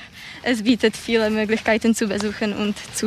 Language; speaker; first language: German; non-native, learner; Czech